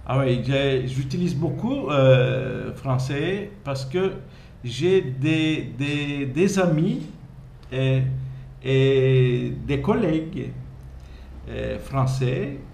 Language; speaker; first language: French; non-native, fluent; Turkish